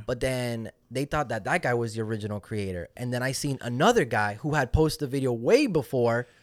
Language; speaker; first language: English; non-native, local second language; Spanish